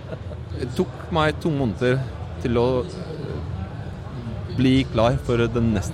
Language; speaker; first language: Norwegian; non-native, fluent; Polish